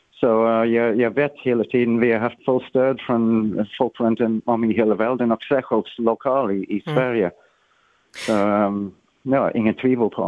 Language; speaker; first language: Swedish; non-native, fluent; English